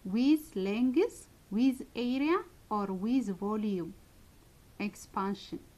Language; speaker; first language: English; non-native, local second language; Amharic